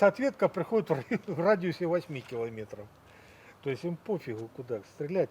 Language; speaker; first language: Russian; native; Russian